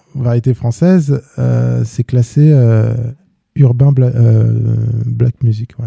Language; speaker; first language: French; native; French